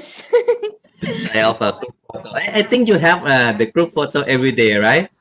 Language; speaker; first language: English; non-native, learner; Thai